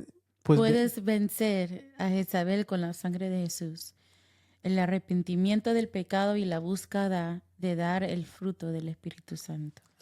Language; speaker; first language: Spanish; early bilingual, heritage; Spanish